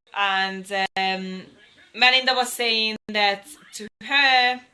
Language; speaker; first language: English; non-native, fluent; Hungarian